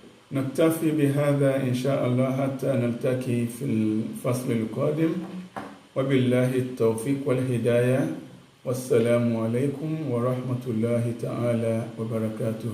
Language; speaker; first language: Arabic; non-native, fluent; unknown